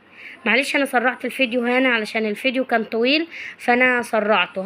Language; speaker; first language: Arabic; native; Arabic